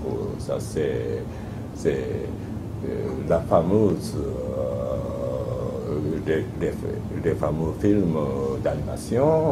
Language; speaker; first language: French; non-native, fluent; Japanese